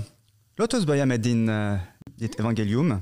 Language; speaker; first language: Swedish; non-native, fluent; French